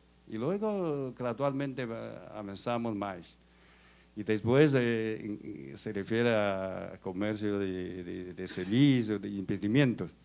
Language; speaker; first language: Portuguese; non-native, learner; Chinese